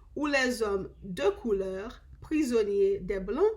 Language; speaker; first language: French; non-native, learner; English